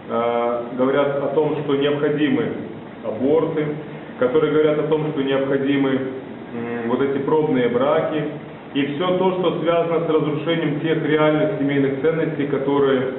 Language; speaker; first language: Russian; native; Russian